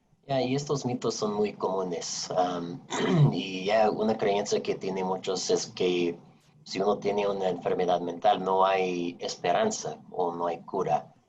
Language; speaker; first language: Spanish; non-native, fluent; English